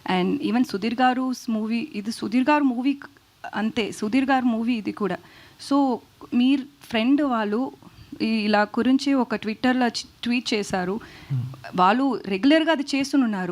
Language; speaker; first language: Telugu; non-native, local second language; Tamil